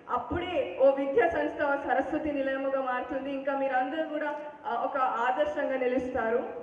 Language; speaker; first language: Telugu; non-native, local second language; Hindi